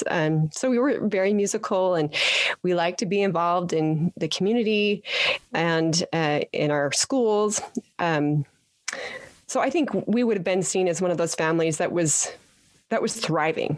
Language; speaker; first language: English; native; English